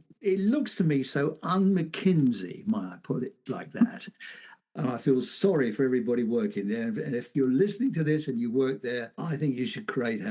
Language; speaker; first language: English; native; English